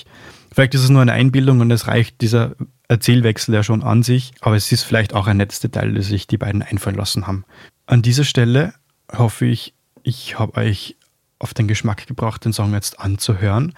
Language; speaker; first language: German; native; German